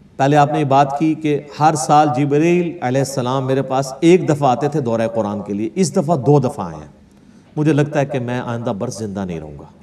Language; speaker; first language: Urdu; non-native, local second language; Punjabi